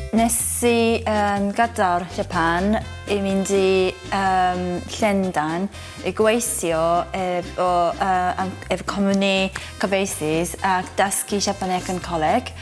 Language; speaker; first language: Welsh; non-native, learner; Japanese